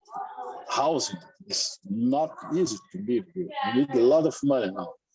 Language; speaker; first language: English; non-native, learner; Portuguese